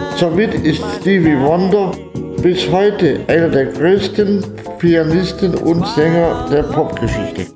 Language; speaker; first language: German; native; German